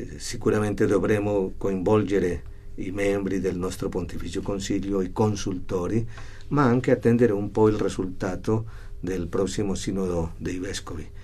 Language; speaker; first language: Italian; non-native, fluent; Spanish